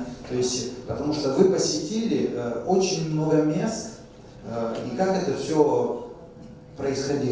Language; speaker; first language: Russian; non-native, fluent; French